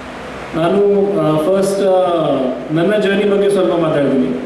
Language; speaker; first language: Kannada; non-native, fluent; Marathi